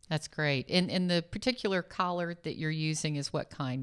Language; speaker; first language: English; native; English